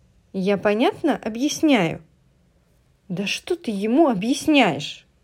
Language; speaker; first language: Russian; non-native, learner; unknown